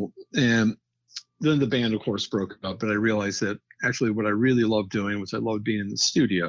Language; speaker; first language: English; native; English